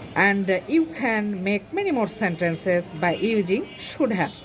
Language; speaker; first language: English; non-native, local second language; Bangla